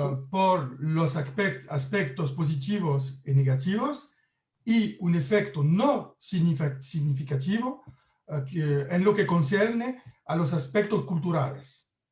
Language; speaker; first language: Spanish; non-native, learner; French